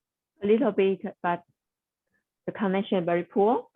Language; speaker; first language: English; non-native, learner; Chinese